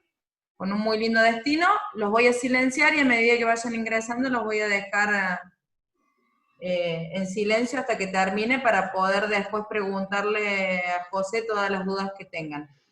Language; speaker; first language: Spanish; native; Spanish